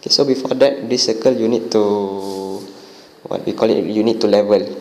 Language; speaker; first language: English; non-native, local second language; Malay